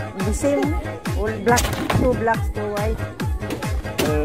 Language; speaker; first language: English; non-native, learner; Filipino